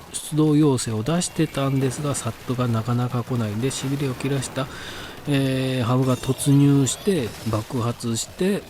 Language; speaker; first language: Japanese; native; Japanese